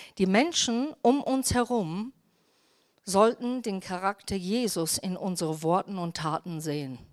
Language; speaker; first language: German; non-native, fluent; English